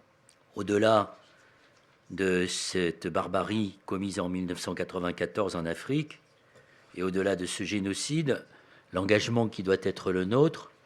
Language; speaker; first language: French; native; French